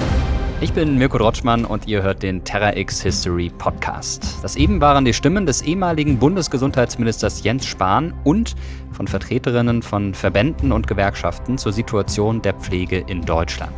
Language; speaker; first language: German; native; German